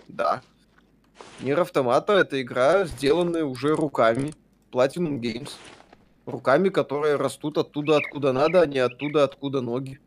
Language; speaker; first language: Russian; native; Russian